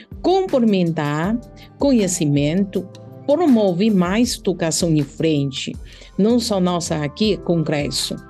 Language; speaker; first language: Portuguese; non-native, learner; Chinese